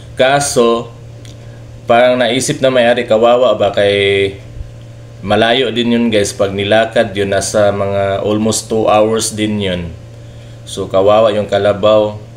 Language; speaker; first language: Filipino; non-native, local second language; Cebuano